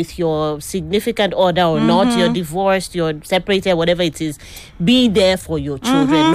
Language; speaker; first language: English; non-native, local second language; Yoruba